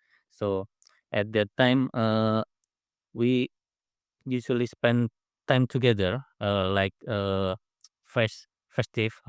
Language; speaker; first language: English; non-native, learner; Indonesian